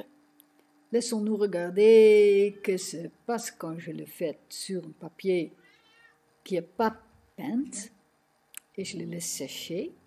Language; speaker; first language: French; non-native, fluent; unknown